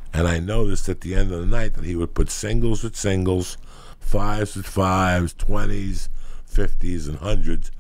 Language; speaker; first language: English; native; English